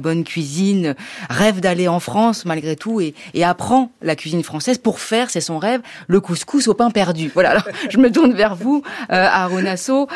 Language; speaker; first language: French; native; French